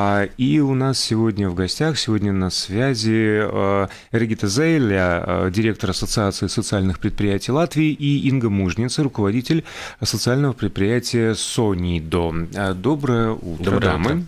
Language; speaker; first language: Russian; native; Russian